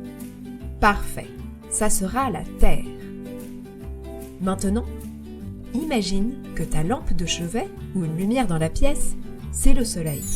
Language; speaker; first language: French; native; French